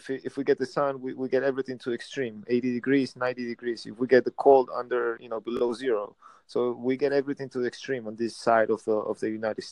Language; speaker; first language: English; early bilingual, other home language; Spanish